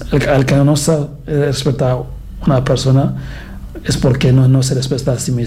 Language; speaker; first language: Catalan; non-native, fluent; Fula